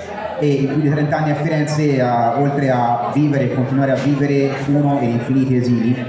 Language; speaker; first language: Italian; native; Italian